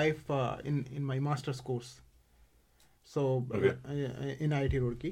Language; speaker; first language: English; non-native, local second language; Hindi